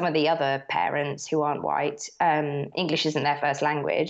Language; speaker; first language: English; native; English